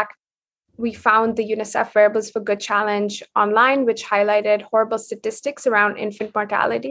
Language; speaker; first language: English; non-native, local second language; Hindi